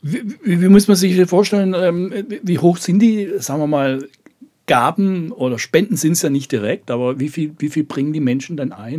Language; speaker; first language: German; native; German